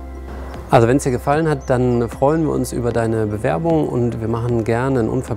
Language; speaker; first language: German; native; German